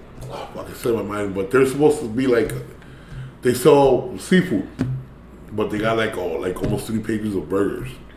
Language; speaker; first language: English; early bilingual, other home language; Spanish